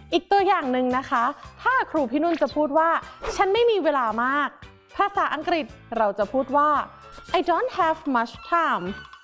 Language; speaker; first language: Thai; native; Thai